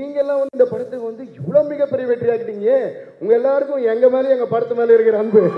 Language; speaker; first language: Tamil; non-native, local second language; Telugu